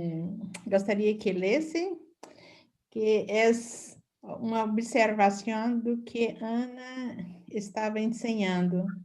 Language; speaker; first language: Portuguese; non-native, fluent; Spanish